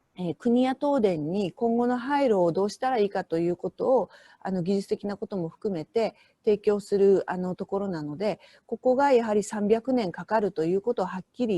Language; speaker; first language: Japanese; native; Japanese